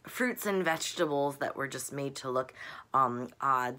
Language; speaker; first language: English; native; English